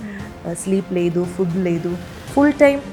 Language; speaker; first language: Telugu; non-native, learner; Malayalam